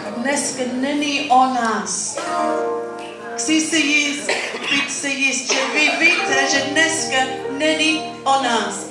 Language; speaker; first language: Czech; non-native, learner; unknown